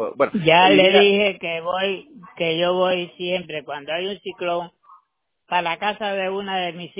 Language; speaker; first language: Spanish; native; Spanish